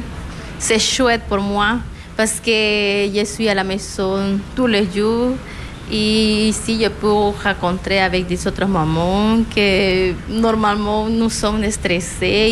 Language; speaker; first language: French; non-native, learner; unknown